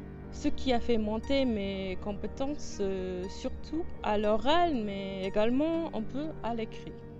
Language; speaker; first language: French; non-native, fluent; English